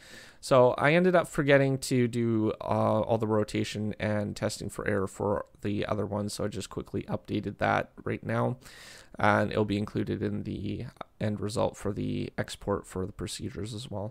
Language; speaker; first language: English; native; English